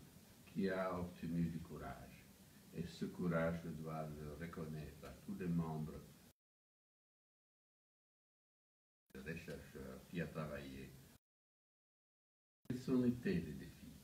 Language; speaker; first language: French; non-native, fluent; Italian